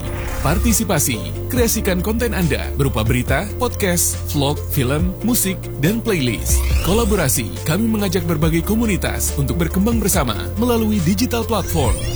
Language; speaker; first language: Indonesian; native; Indonesian